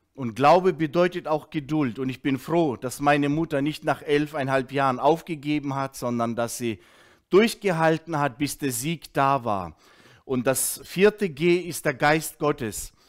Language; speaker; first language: German; early bilingual, heritage; Russian